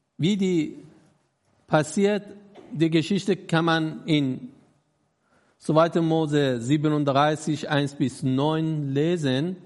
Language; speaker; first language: German; non-native, learner; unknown